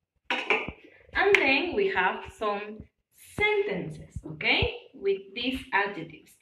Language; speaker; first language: English; non-native, learner; Spanish